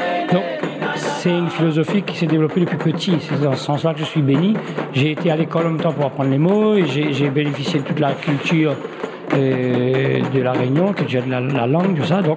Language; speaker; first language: French; non-native, local second language; Réunion Creole French